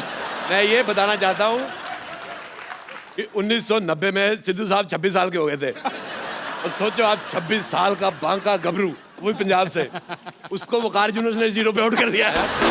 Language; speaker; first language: Hindi; native; Hindi